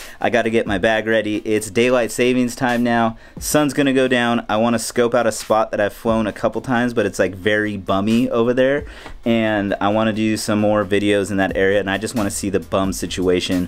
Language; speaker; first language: English; native; English